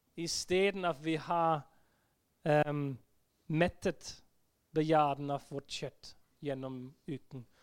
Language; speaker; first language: Norwegian; non-native, fluent; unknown